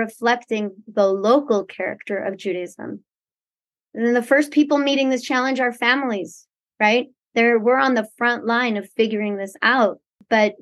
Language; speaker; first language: English; early bilingual, other home language; Spanish